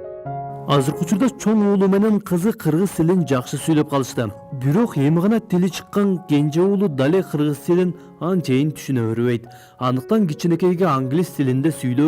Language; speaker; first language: Kyrgyz; native; Kyrgyz